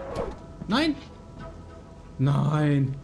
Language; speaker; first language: German; native; German